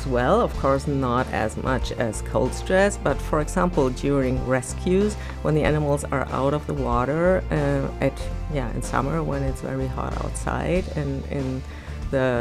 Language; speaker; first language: English; non-native, fluent; German